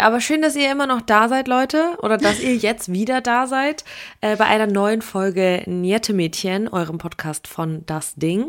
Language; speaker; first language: German; early bilingual, other home language; Russian